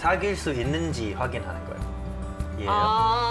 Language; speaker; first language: Korean; non-native, fluent; English